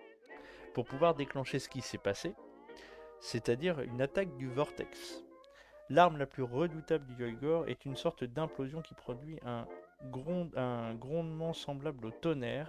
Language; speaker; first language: French; native; French